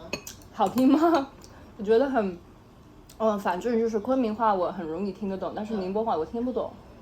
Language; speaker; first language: Chinese; early bilingual, heritage; English